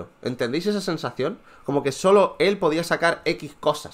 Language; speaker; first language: Spanish; native; Spanish